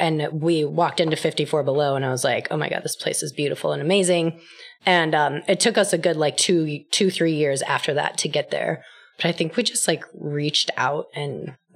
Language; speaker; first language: English; native; English